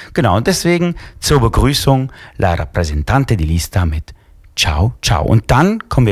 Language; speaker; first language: German; non-native, fluent; Italian